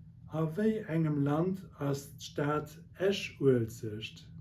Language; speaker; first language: German; non-native, local second language; Luxembourgish